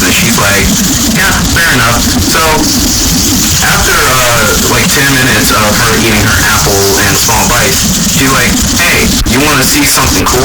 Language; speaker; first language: English; native; English